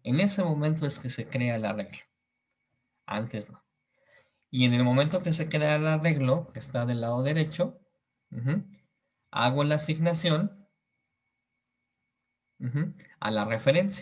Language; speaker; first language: Spanish; native; Spanish